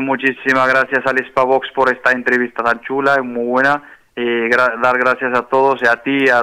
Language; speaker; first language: Spanish; non-native, fluent; Arabic